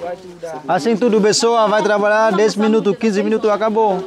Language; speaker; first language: Portuguese; non-native, learner; Vietnamese